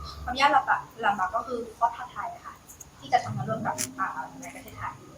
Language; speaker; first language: Thai; non-native, fluent; Burmese